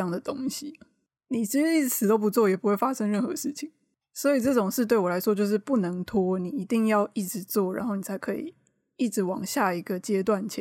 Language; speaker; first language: Chinese; native; Chinese